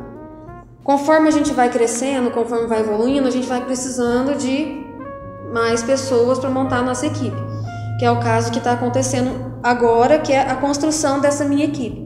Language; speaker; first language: Portuguese; native; Portuguese